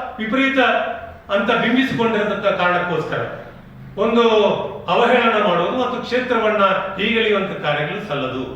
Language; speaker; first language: Kannada; native; Kannada